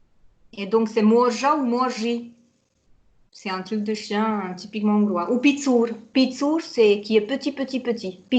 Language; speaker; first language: French; non-native, fluent; Hungarian